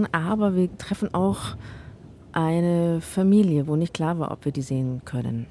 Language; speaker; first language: German; native; German